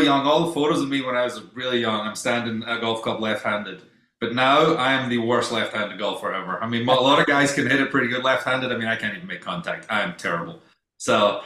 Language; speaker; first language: English; native; English